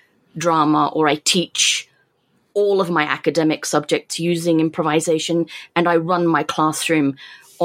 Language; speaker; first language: English; native; English